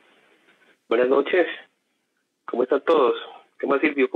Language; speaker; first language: Spanish; native; Spanish